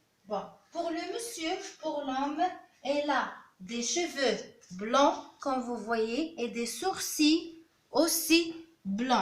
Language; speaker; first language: French; non-native, local second language; Arabic